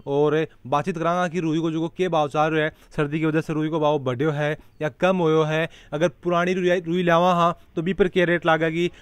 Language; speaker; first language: Hindi; native; Hindi